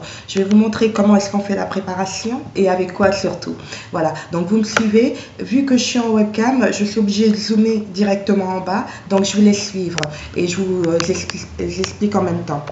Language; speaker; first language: French; native; French